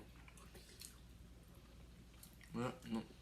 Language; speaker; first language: French; native; French